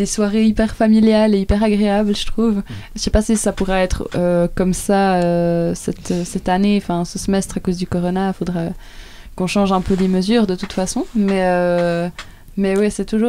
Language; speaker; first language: French; native; French